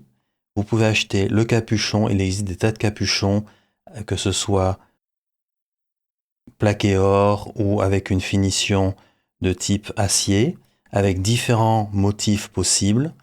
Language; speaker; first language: French; native; French